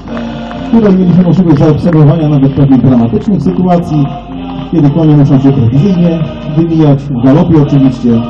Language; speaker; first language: Polish; native; Polish